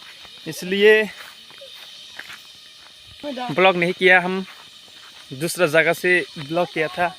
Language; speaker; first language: Hindi; non-native, local second language; Kok Borok